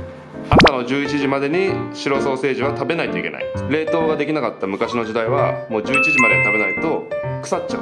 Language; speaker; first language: Japanese; native; Japanese